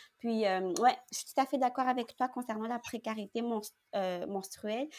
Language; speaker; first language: French; non-native, local second language; Malagasy